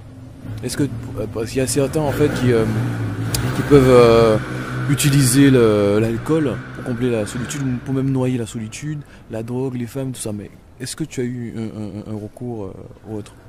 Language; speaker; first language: French; native; French